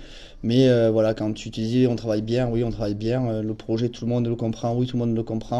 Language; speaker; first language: French; native; French